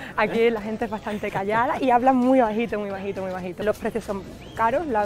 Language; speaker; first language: Spanish; native; Spanish